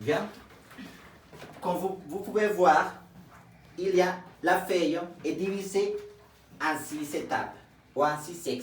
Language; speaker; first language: French; non-native, fluent; Spanish